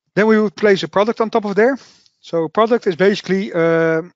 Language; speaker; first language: English; non-native, fluent; Dutch